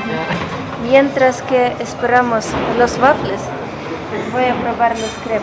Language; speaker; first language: Spanish; non-native, fluent; Ukrainian